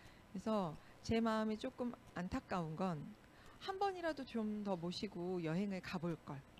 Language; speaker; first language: Korean; native; Korean